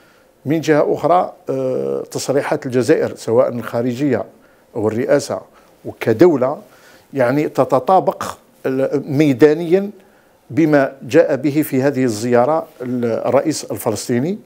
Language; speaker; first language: Arabic; native; Arabic